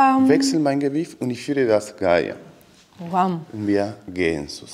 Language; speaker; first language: German; non-native, learner; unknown